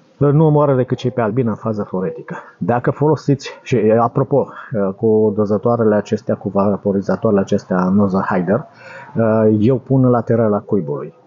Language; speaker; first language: Romanian; native; Romanian